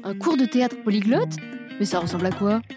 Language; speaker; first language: French; native; French